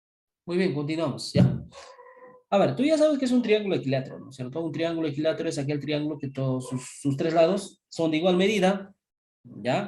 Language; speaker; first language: Spanish; native; Spanish